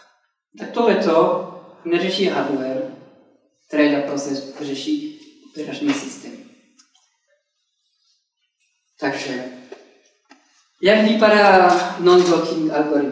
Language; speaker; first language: Czech; non-native, fluent; French